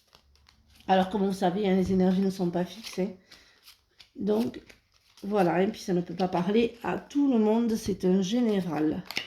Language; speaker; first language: French; native; French